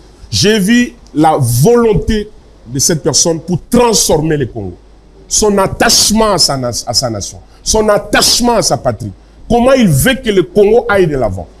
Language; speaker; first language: French; non-native, local second language; Lingala